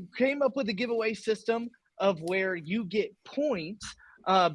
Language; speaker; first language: English; native; English